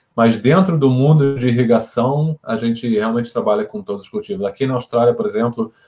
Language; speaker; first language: Portuguese; native; Portuguese